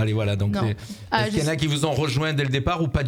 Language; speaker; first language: French; native; French